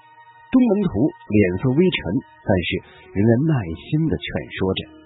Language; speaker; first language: Chinese; native; Chinese